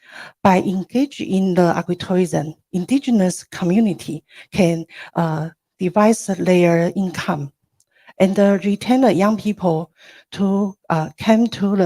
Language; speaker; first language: English; non-native, learner; Chinese